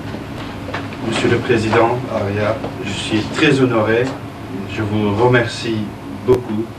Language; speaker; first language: French; non-native, fluent; Persian